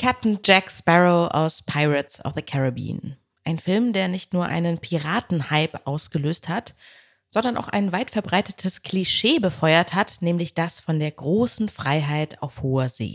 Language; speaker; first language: German; native; German